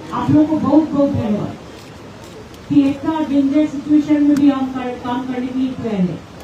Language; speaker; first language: Hindi; non-native, local second language; Bangla